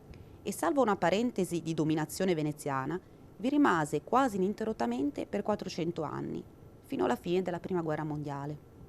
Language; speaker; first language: Italian; native; Italian